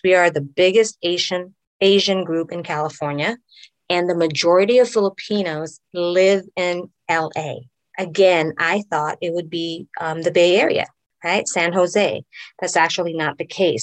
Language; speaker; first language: English; non-native, local second language; Filipino